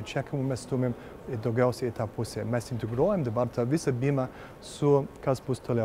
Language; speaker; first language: Lithuanian; early bilingual, heritage; Lithuanian